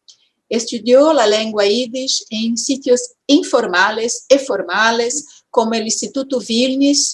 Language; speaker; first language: Spanish; non-native, fluent; Portuguese